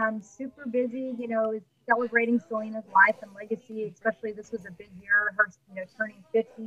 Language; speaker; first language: English; native; English